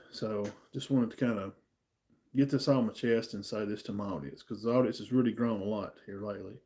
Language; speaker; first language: English; native; English